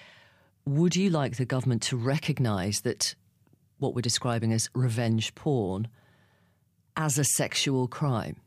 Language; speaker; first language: English; native; English